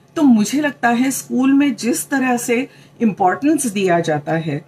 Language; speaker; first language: Hindi; non-native, local second language; Marathi